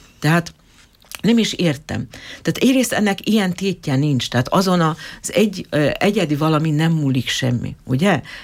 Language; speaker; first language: Hungarian; native; Hungarian